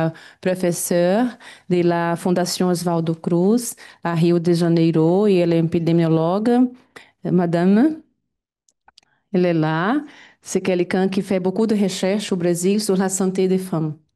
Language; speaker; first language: French; non-native, fluent; Portuguese